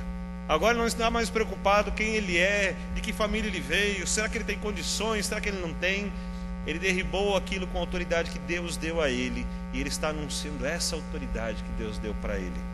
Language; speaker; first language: Portuguese; native; Portuguese